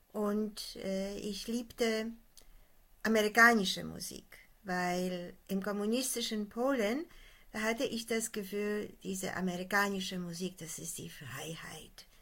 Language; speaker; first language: German; non-native, fluent; Polish